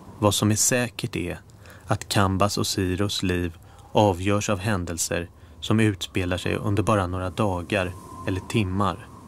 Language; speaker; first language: Swedish; native; Swedish